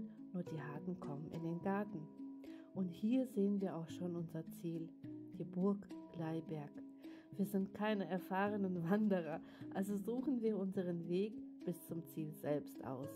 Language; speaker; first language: German; native; German